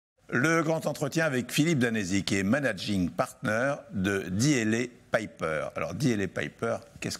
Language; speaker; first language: French; native; French